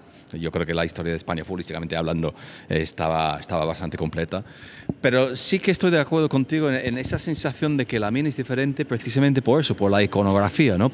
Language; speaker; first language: Spanish; non-native, fluent; English